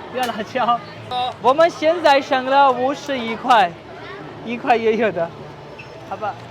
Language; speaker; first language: Chinese; non-native, fluent; Urdu